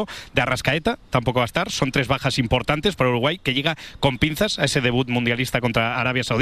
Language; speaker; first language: Spanish; native; Spanish